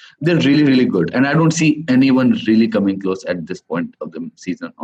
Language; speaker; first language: English; non-native, local second language; Urdu